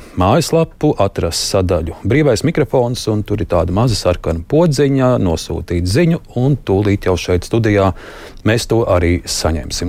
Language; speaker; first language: Latvian; native; Latvian